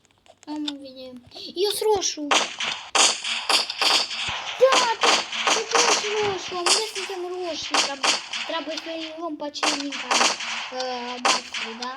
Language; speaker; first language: Romanian; early bilingual, heritage; Romanian